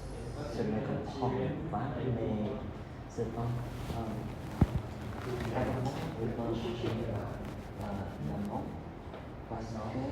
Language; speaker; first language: French; non-native, learner; Khmer